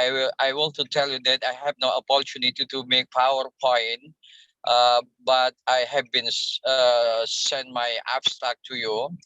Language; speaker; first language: English; non-native, learner; Indonesian